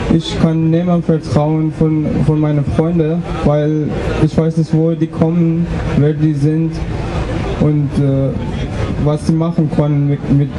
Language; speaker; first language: German; non-native, learner; Persian